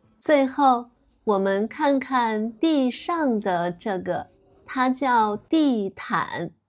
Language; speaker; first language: Chinese; native; Chinese